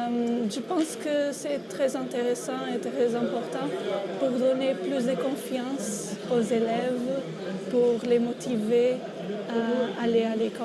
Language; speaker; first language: French; non-native, learner; Portuguese